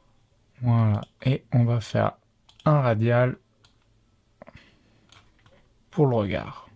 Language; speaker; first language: French; native; French